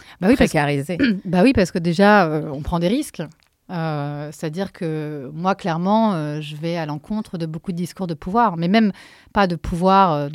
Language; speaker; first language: French; native; French